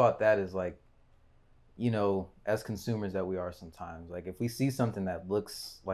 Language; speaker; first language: English; native; English